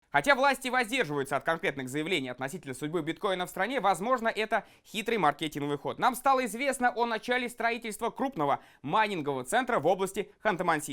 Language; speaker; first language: Russian; native; Russian